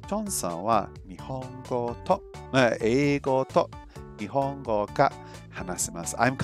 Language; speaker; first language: Japanese; non-native, learner; English